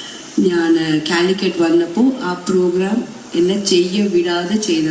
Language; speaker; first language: Malayalam; non-native, local second language; Tamil